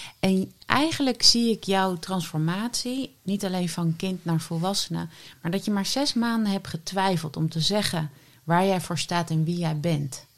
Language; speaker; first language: Dutch; native; Dutch